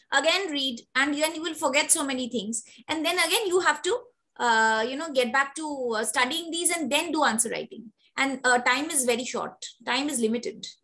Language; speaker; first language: Hindi; native; Hindi